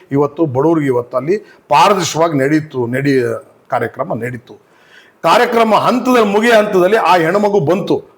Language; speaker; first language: Kannada; non-native, local second language; Urdu